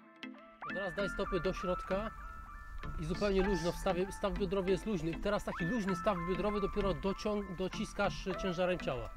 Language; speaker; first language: Polish; native; Polish